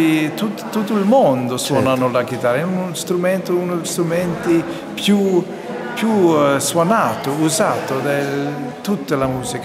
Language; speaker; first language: Italian; non-native, fluent; Swedish